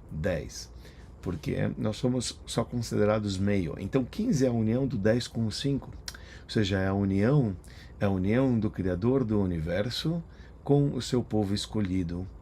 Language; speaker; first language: Portuguese; native; Portuguese